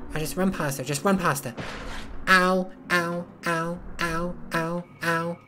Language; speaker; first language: English; native; English